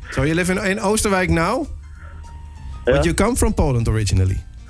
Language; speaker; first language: English; non-native, fluent; Dutch